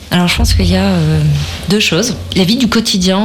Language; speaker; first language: French; native; French